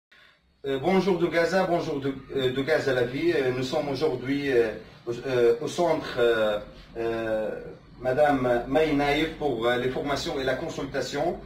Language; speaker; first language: French; non-native, fluent; Arabic